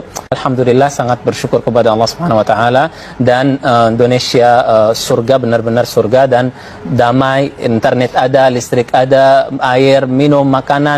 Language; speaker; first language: Indonesian; non-native, fluent; Arabic